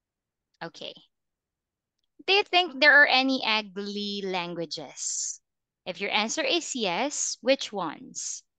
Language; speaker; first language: English; non-native, fluent; Filipino